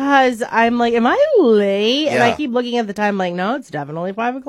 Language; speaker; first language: English; native; English